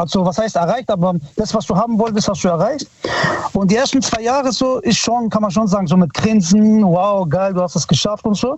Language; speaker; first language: German; early bilingual, other home language; Italian